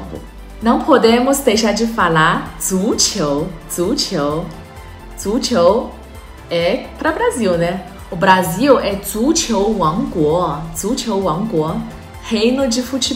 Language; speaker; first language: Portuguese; non-native, fluent; Chinese